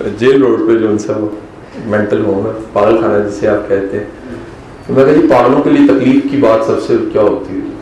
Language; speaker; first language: Urdu; non-native, local second language; Punjabi